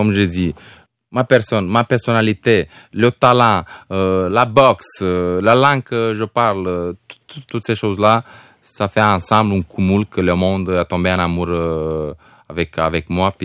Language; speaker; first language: French; non-native, fluent; Romanian